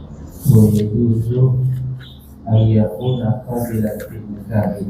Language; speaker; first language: Arabic; non-native, learner; Indonesian